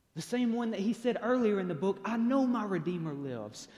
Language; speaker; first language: English; native; English